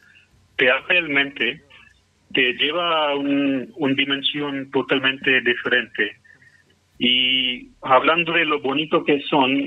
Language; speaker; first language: Spanish; non-native, fluent; Hindi